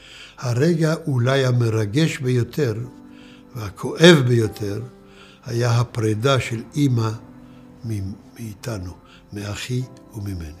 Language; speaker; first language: Hebrew; early bilingual, other home language; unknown